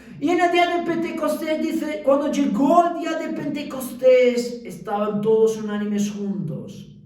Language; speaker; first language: Spanish; early bilingual, other home language; Romanian